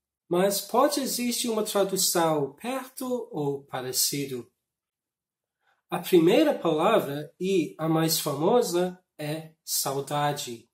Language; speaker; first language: Portuguese; non-native, fluent; English